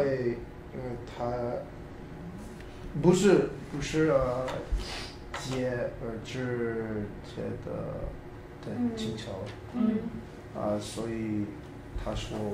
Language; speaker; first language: Chinese; non-native, learner; English